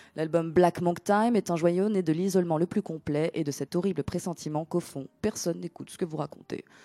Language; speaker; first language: French; non-native, fluent; Greek